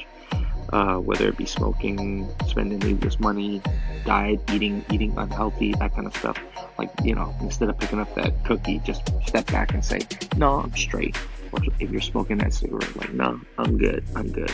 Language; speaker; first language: English; early bilingual, other home language; Chinese